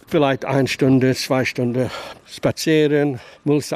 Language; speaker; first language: German; non-native, learner; English